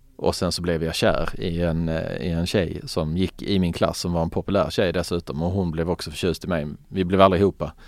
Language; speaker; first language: Swedish; early bilingual, other home language; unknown